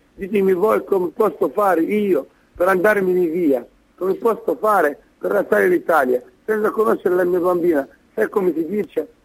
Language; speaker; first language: Italian; non-native, fluent; Arabic